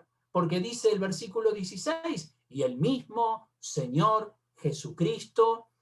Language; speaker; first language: Spanish; native; Spanish